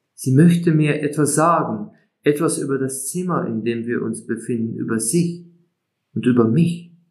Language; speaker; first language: German; non-native, fluent; Slovenian